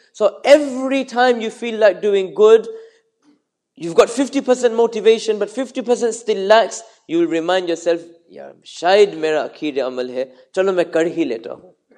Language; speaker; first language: English; early bilingual, other home language; Urdu